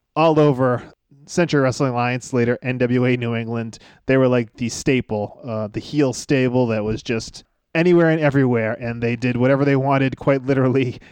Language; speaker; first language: English; native; English